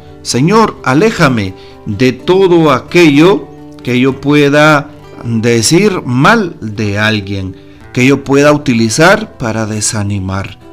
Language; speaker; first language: Spanish; native; Spanish